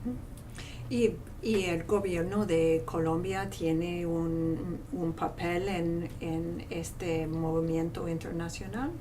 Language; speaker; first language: Spanish; non-native, fluent; English